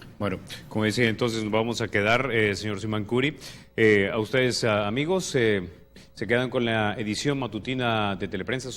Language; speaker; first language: Spanish; native; Spanish